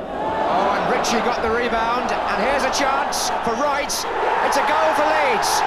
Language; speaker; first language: English; native; English